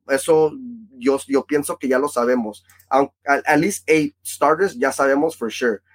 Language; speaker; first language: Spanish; early bilingual, heritage; Spanish